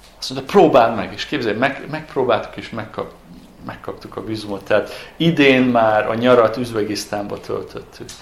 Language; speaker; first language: Hungarian; native; Hungarian